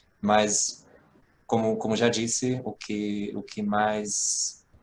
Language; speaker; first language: Portuguese; non-native, fluent; Hungarian